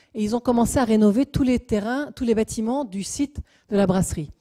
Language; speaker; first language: French; native; French